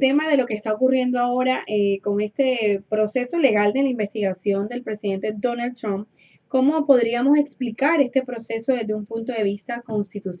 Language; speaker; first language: Spanish; native; Spanish